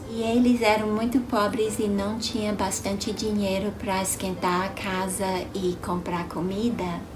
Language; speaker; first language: Portuguese; non-native, fluent; English